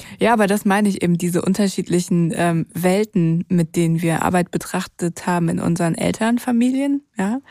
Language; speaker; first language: German; native; German